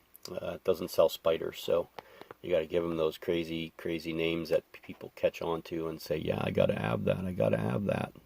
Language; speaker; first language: English; native; English